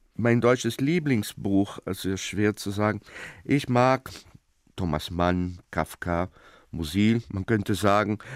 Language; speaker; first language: German; non-native, fluent; Portuguese